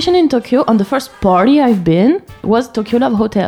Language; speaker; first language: English; non-native, fluent; French